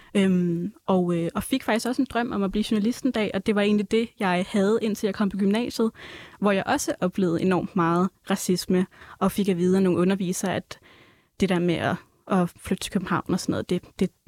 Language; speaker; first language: Danish; native; Danish